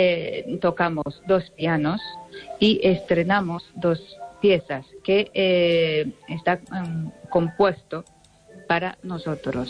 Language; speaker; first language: Spanish; non-native, learner; Japanese